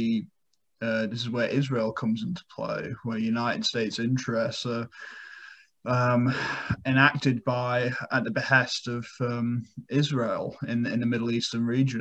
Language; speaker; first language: English; native; English